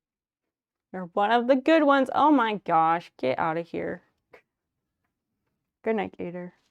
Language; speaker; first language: English; native; English